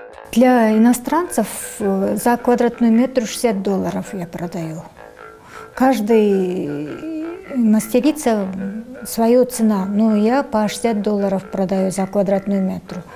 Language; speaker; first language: Russian; non-native, local second language; Kyrgyz